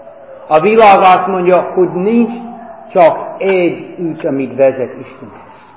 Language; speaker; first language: Hungarian; non-native, fluent; English